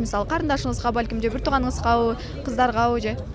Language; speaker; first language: Kyrgyz; native; Kyrgyz